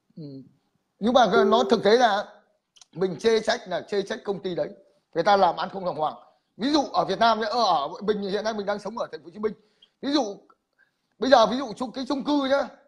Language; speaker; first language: Vietnamese; native; Vietnamese